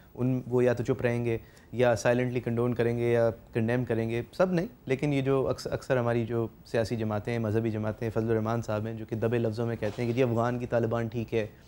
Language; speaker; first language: Urdu; native; Urdu